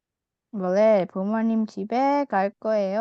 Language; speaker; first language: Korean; non-native, fluent; Indonesian